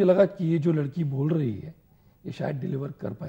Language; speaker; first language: Hindi; native; Hindi